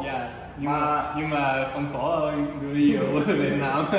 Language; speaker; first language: Vietnamese; non-native, learner; Japanese